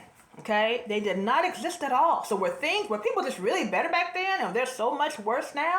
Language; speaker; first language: English; native; English